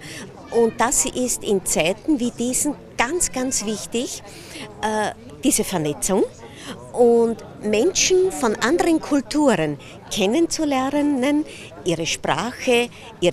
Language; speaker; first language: German; native; German